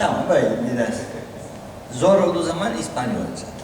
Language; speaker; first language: Turkish; non-native, learner; Spanish